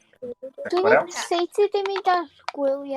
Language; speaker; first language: Welsh; non-native, local second language; English